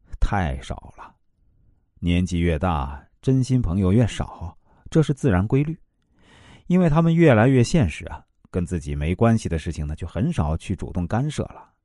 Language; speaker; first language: Chinese; native; Chinese